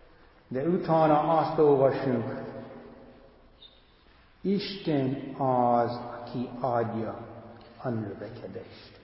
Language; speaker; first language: Hungarian; non-native, fluent; English